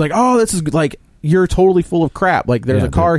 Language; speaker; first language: English; native; English